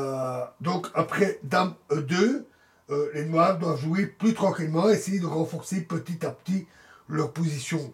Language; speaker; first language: French; native; French